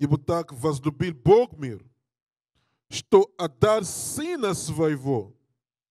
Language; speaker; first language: Russian; non-native, learner; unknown